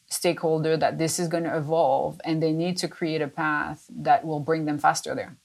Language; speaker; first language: English; non-native, fluent; French